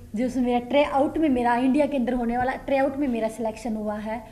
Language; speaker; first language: Hindi; native; Hindi